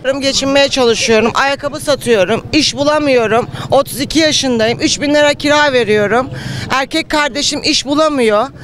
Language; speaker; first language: Turkish; non-native, local second language; Kurdish